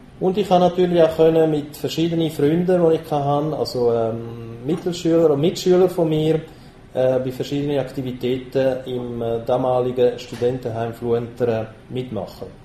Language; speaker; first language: German; non-native, local second language; Italian